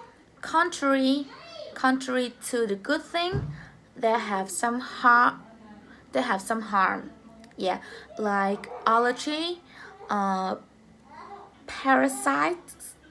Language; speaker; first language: English; non-native, learner; Vietnamese